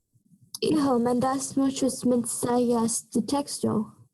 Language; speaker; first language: Spanish; non-native, learner; English